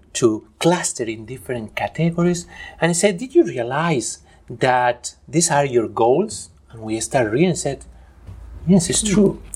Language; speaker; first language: English; non-native, fluent; Spanish